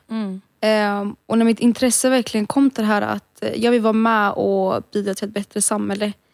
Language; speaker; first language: Swedish; early bilingual, other home language; Romany